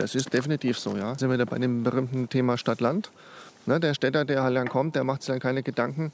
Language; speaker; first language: German; native; German